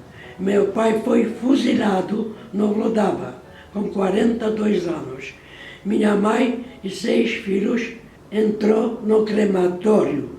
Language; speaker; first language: Portuguese; non-native, fluent; Polish